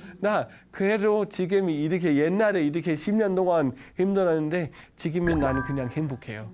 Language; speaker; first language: Korean; non-native, learner; Danish